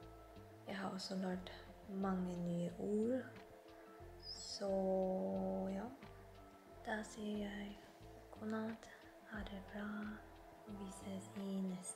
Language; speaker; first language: Norwegian; non-native, learner; Filipino